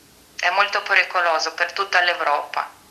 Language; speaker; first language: Italian; non-native, fluent; Ukrainian